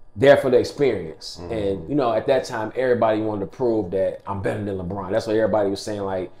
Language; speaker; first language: English; native; English